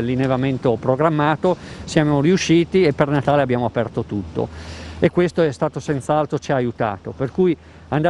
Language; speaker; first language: Italian; native; Italian